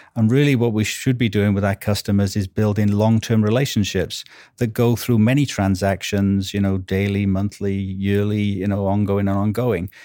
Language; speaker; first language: English; native; English